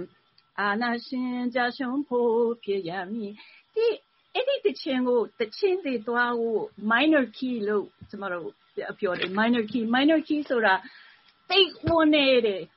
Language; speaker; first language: Burmese; non-native, fluent; English